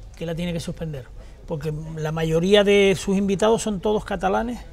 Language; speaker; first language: Spanish; native; Spanish